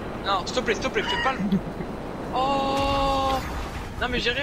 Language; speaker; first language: French; native; French